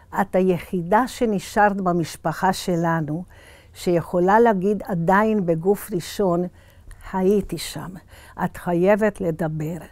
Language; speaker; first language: Hebrew; early bilingual, other home language; Hungarian